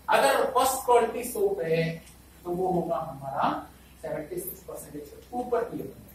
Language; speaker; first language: Hindi; non-native, local second language; Malayalam